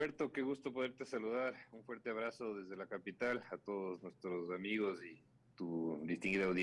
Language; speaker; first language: Spanish; native; Spanish